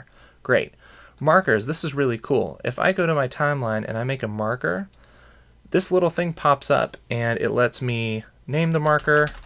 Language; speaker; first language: English; native; English